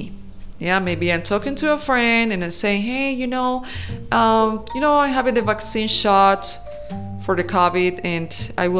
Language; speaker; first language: English; non-native, fluent; Spanish